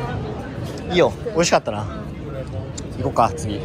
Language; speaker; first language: Japanese; native; Japanese